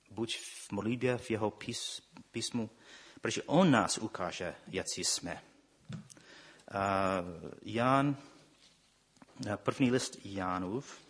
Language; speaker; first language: Czech; non-native, fluent; English